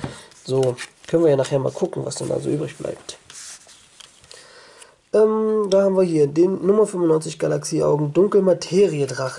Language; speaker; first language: German; native; German